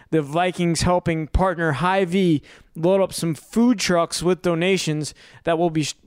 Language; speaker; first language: English; native; English